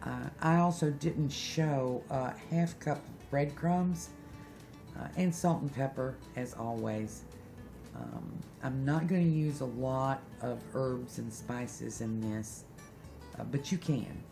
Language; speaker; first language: English; native; English